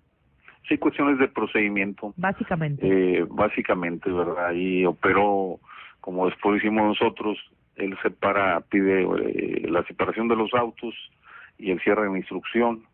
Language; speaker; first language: Spanish; native; Spanish